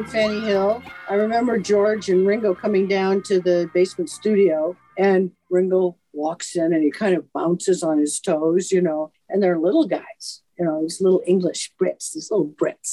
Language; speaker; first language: English; native; English